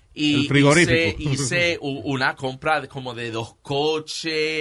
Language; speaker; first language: Spanish; early bilingual, heritage; Spanish